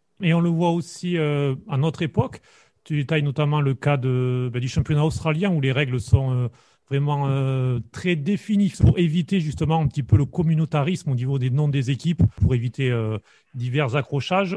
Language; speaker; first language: French; native; French